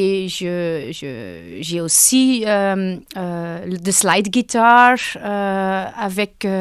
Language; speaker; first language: French; non-native, local second language; Dutch